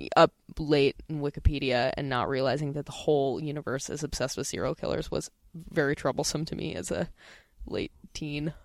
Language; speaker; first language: English; native; English